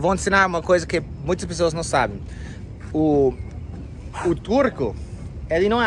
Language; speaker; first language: Portuguese; non-native, learner; English